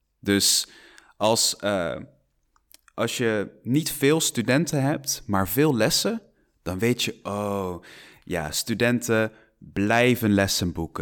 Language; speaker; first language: Dutch; non-native, fluent; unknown